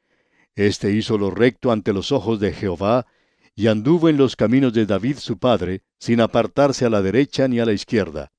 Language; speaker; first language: Spanish; native; Spanish